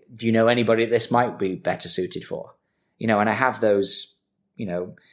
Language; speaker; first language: English; native; English